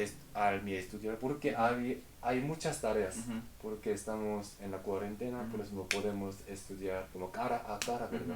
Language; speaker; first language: Spanish; non-native, fluent; Korean